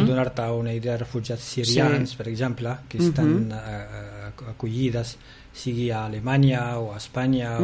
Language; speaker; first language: Catalan; non-native, fluent; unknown